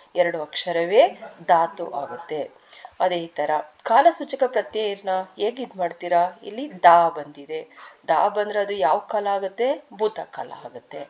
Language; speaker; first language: Kannada; native; Kannada